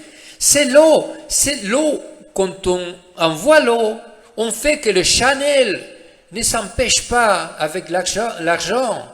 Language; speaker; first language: French; non-native, fluent; Spanish